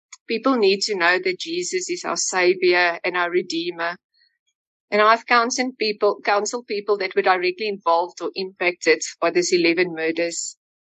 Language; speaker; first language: English; non-native, local second language; Afrikaans